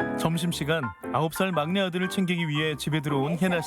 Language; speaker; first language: Korean; native; Korean